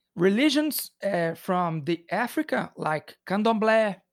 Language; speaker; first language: English; non-native, learner; Portuguese